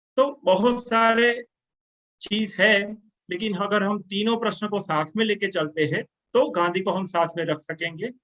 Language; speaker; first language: Hindi; non-native, local second language; Gujarati